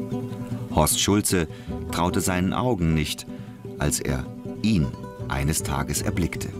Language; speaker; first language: German; native; German